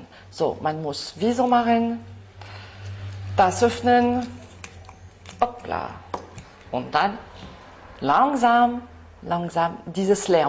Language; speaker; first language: German; non-native, learner; French